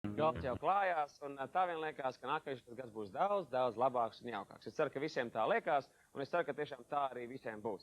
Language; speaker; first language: Latvian; native; Latvian